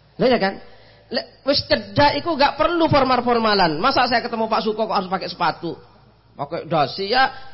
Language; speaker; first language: Indonesian; non-native, local second language; Madurese